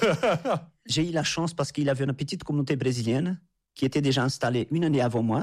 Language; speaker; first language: French; non-native, fluent; Portuguese